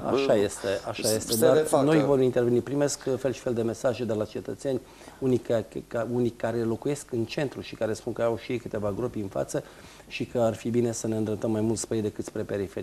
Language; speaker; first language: Romanian; native; Romanian